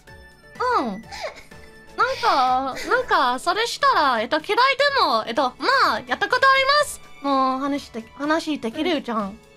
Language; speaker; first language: Japanese; non-native, learner; English